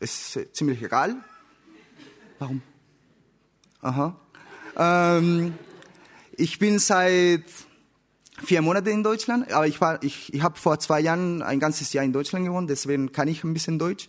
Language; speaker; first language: German; non-native, learner; Spanish